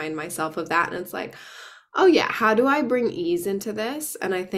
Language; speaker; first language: English; native; English